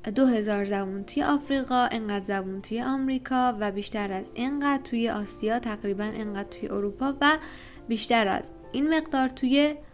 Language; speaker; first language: Persian; native; Persian